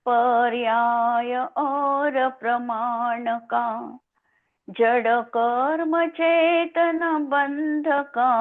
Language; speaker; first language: Hindi; non-native, local second language; Marathi